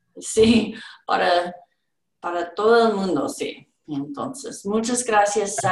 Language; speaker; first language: Spanish; non-native, learner; English